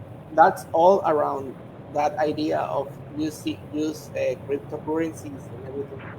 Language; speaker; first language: English; non-native, learner; Spanish